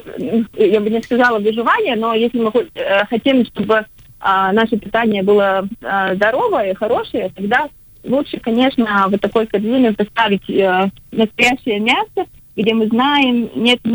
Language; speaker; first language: Russian; non-native, local second language; Latvian